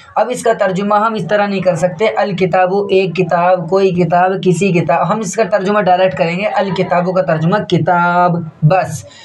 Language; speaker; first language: Urdu; native; Urdu